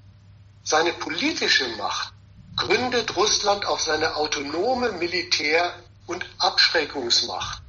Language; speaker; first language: German; native; German